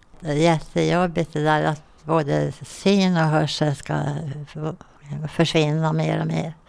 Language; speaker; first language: Swedish; native; Swedish